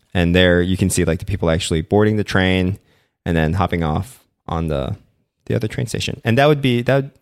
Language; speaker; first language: English; non-native, local second language; Korean